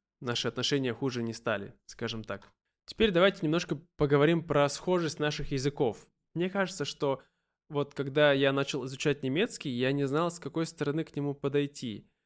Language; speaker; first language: Russian; native; Russian